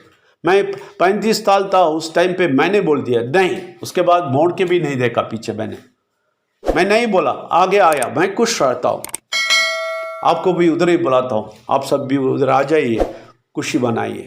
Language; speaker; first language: Hindi; non-native, local second language; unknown